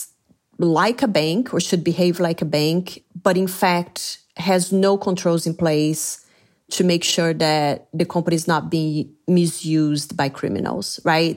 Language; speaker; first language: English; non-native, fluent; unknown